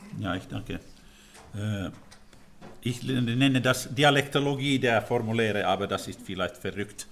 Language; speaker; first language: German; non-native, fluent; Finnish